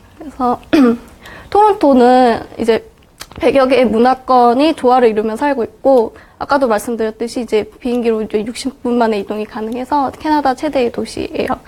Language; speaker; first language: Korean; native; Korean